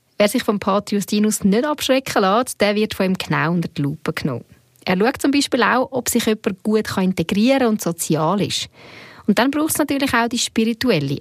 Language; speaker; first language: German; native; German